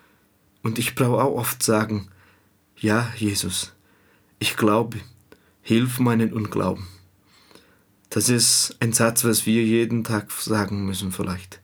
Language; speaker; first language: German; non-native, fluent; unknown